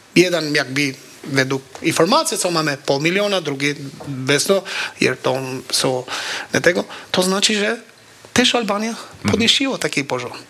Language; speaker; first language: Polish; non-native, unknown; Albanian